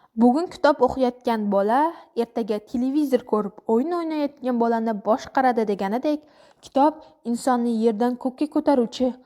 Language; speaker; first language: Uzbek; non-native, local second language; Kara-Kalpak